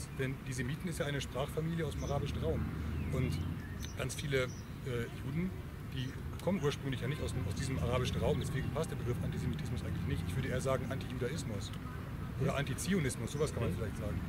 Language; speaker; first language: German; native; German